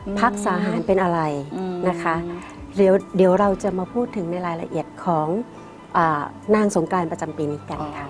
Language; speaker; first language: Thai; native; Thai